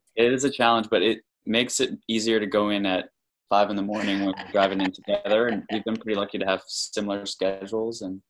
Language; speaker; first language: English; native; English